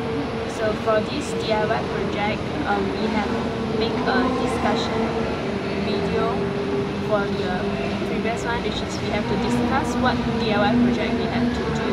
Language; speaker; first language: English; non-native, local second language; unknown